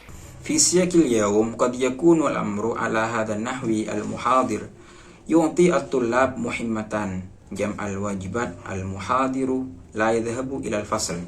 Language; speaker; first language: Arabic; non-native, learner; Indonesian